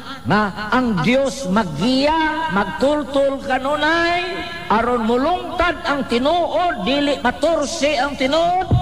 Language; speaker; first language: Cebuano; native; Cebuano